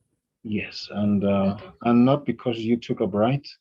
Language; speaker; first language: English; non-native, learner; Spanish